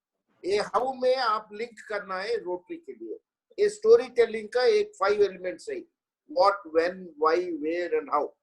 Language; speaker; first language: Hindi; non-native, local second language; Telugu